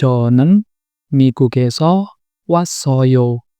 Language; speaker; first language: Korean; non-native, fluent; Indonesian